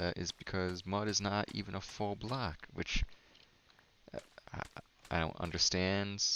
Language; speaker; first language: English; native; English